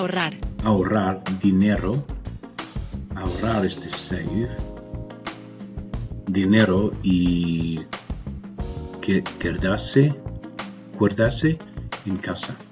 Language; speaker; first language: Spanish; non-native, learner; English